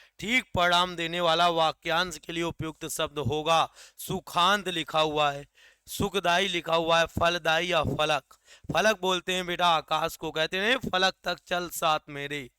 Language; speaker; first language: Hindi; native; Hindi